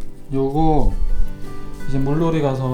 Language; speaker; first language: Korean; native; Korean